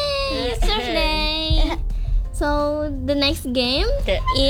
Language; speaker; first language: English; non-native, learner; Indonesian